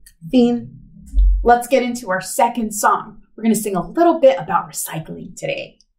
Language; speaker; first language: English; early bilingual, other home language; Spanish